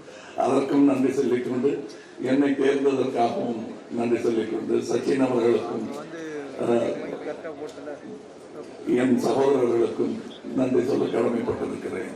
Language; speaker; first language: Tamil; native; Tamil